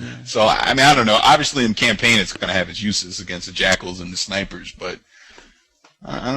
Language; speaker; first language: English; native; English